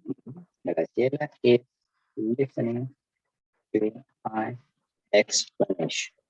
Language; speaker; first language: English; non-native, fluent; Spanish